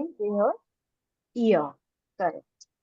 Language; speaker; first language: German; non-native, learner; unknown